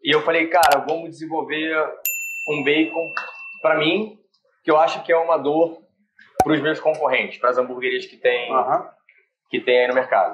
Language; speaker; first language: Portuguese; native; Portuguese